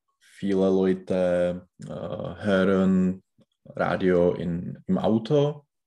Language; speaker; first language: German; non-native, learner; Czech